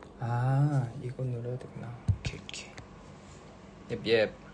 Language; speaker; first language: Korean; non-native, fluent; Thai